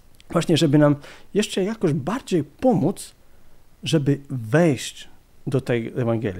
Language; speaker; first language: Polish; non-native, fluent; Croatian